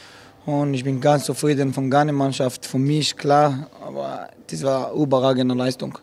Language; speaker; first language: German; non-native, learner; Hebrew